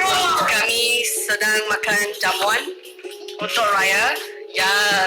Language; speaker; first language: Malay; non-native, local second language; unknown